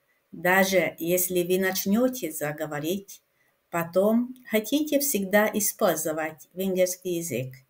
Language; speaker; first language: Russian; non-native, fluent; Hungarian